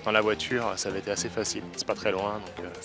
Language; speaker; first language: French; native; French